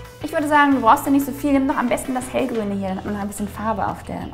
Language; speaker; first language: German; native; German